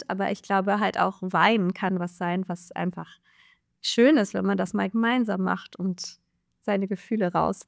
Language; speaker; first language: German; native; German